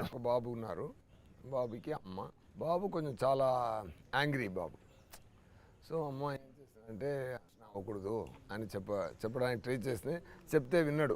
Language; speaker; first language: Telugu; non-native, fluent; Tamil